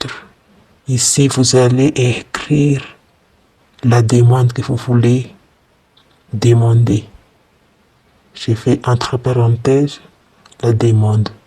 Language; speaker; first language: French; non-native, fluent; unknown